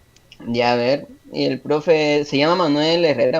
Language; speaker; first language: Spanish; native; Spanish